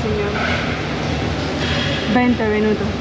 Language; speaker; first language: Spanish; native; Spanish